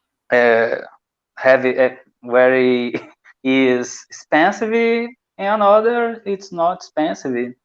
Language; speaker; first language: English; non-native, learner; Portuguese